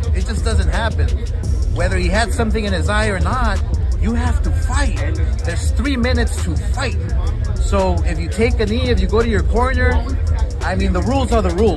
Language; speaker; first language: English; native; English